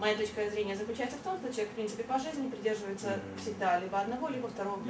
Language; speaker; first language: Russian; native; Russian